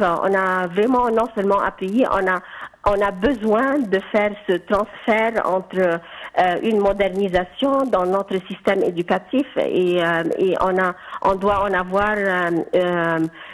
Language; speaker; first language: French; non-native, fluent; Arabic